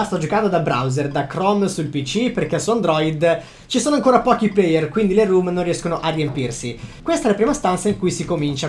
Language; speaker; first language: Italian; native; Italian